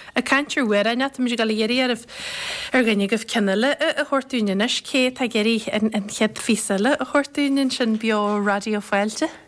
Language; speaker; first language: Irish; native; Irish